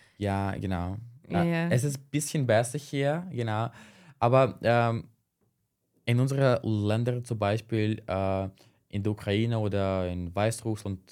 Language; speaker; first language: German; non-native, fluent; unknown